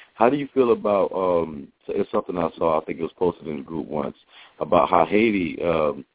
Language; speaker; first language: English; native; English